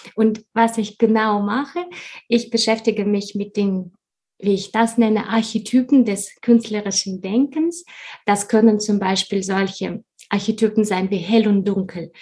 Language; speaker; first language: German; non-native, fluent; Russian